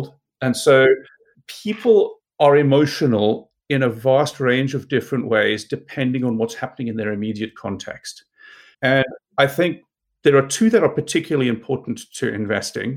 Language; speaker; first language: English; native; English